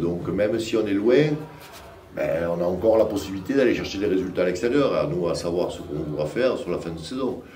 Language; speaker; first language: French; native; French